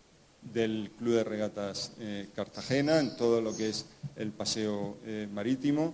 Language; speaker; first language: Spanish; native; Spanish